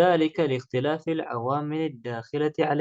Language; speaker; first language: Arabic; non-native, fluent; Indonesian